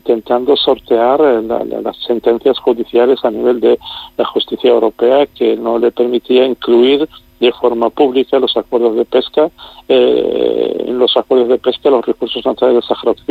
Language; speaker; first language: Spanish; non-native, local second language; Arabic